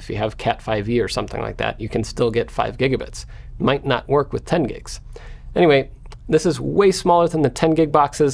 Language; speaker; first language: English; native; English